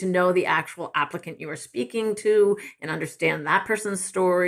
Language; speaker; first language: English; native; English